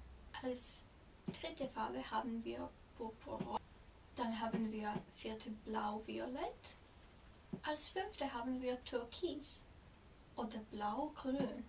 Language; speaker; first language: German; non-native, fluent; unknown